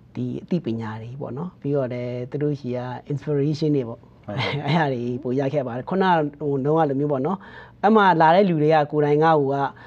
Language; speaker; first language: Burmese; non-native, local second language; Kachin